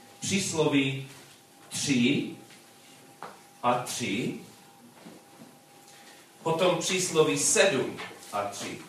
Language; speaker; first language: Czech; non-native, learner; English